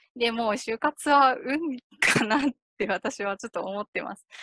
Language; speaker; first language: Japanese; native; Japanese